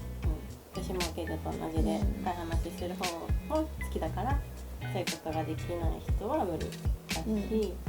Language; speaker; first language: Japanese; native; Japanese